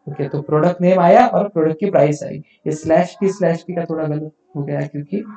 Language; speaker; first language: Hindi; non-native, local second language; Marathi